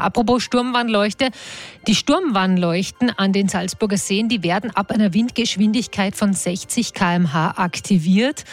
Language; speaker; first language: German; native; German